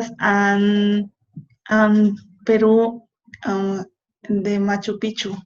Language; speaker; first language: English; non-native, learner; Spanish